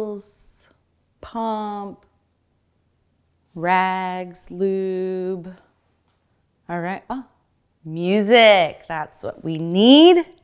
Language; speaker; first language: English; native; English